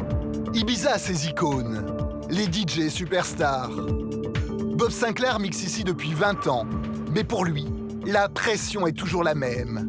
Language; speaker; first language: French; native; French